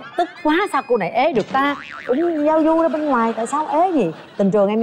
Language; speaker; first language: Vietnamese; native; Vietnamese